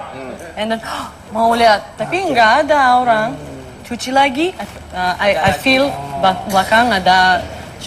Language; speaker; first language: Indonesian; non-native, learner; Russian